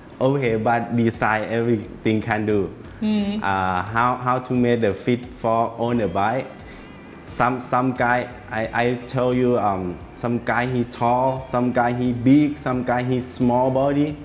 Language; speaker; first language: English; non-native, learner; Thai